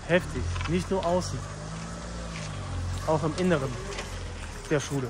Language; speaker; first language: German; native; German